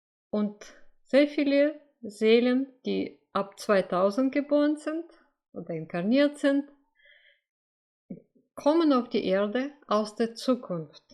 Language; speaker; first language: German; non-native, fluent; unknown